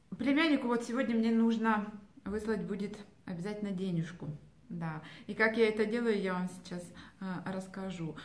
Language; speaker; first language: Russian; native; Russian